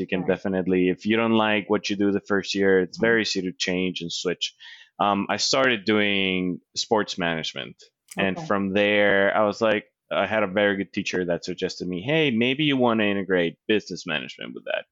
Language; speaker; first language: English; non-native, fluent; Spanish